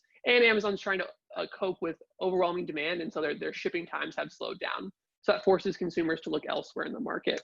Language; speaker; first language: English; native; English